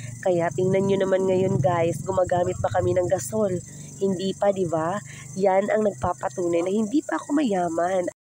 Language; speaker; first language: Filipino; non-native, local second language; Cebuano